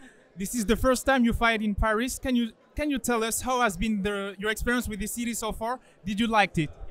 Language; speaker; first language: English; non-native, fluent; French